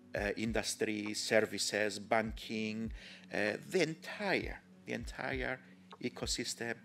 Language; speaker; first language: English; non-native, fluent; Greek